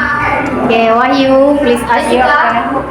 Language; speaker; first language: English; non-native, learner; Indonesian